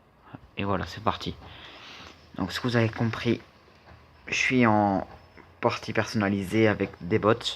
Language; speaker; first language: French; native; French